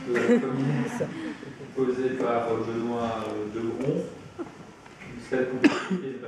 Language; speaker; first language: French; native; French